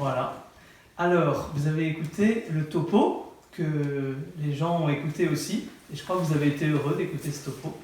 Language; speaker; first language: French; native; French